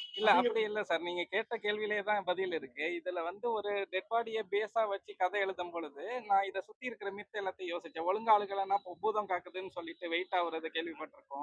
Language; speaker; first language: Tamil; native; Tamil